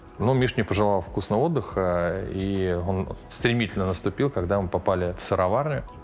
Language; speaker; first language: Russian; native; Russian